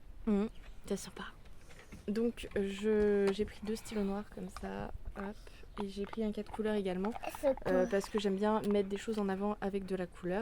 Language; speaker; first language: French; native; French